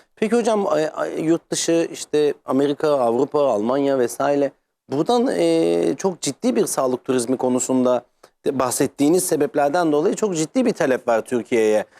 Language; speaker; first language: Turkish; native; Turkish